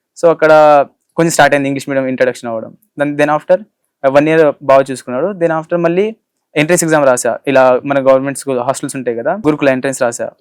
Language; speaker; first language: Telugu; non-native, local second language; Lambadi